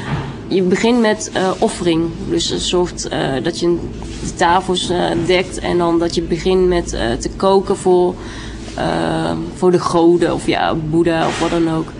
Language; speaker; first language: Dutch; early bilingual, other home language; Vietnamese